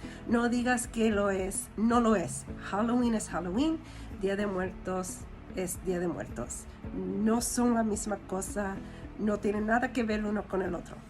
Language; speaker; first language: Spanish; early bilingual, heritage; Spanish